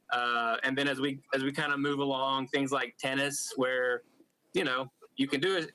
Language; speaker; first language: English; native; English